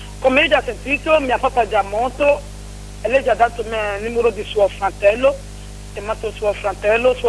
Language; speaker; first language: Italian; non-native, learner; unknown